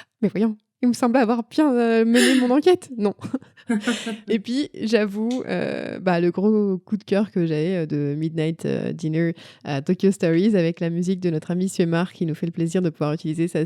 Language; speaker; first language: French; native; French